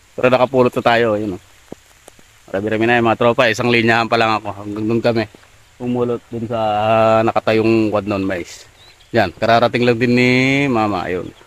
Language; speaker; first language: Filipino; non-native, local second language; Iloko